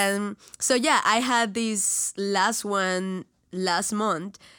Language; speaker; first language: English; non-native, fluent; Spanish